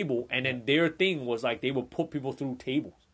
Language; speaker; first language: English; non-native, fluent; Indonesian